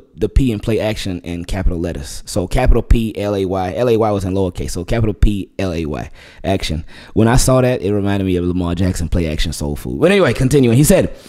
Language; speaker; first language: English; native; English